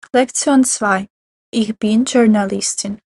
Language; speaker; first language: German; non-native, fluent; Ukrainian